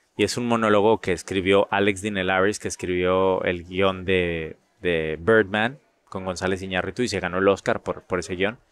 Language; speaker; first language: Spanish; native; Spanish